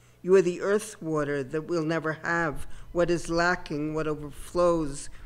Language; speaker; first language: English; native; English